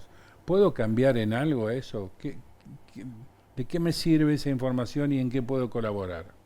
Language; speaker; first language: Spanish; native; Spanish